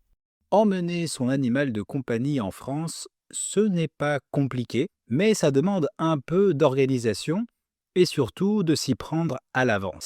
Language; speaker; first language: French; native; French